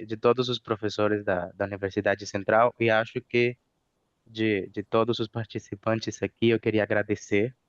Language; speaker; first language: Portuguese; non-native, fluent; Spanish